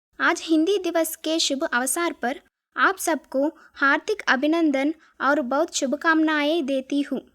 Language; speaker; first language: Hindi; non-native, local second language; Telugu